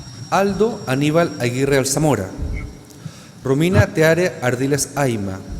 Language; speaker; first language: Spanish; native; Spanish